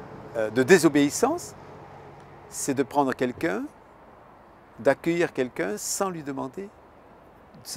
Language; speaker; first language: French; native; French